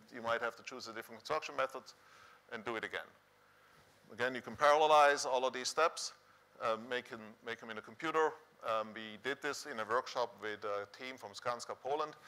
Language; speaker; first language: English; non-native, fluent; Swiss German